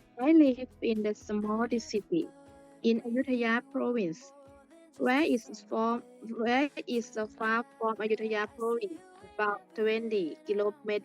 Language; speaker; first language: English; non-native, learner; Thai